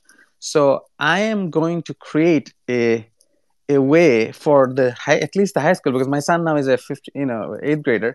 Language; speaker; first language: English; non-native, local second language; Bangla